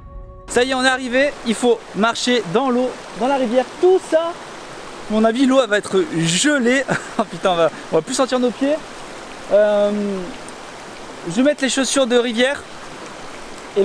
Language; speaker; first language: French; native; French